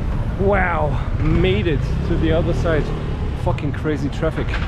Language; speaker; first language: English; non-native, fluent; German